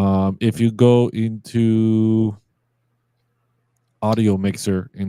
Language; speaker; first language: English; native; English